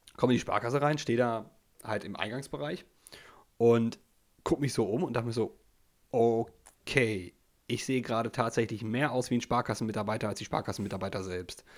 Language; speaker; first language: German; early bilingual, other home language; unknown